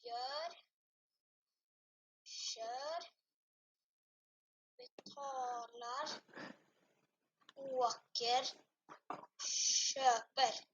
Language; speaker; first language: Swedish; non-native, learner; Urdu